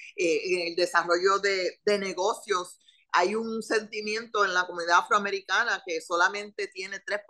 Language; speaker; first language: Spanish; early bilingual, heritage; Spanish